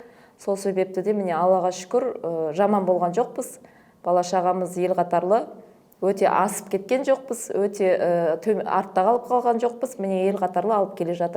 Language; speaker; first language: Kazakh; native; Kazakh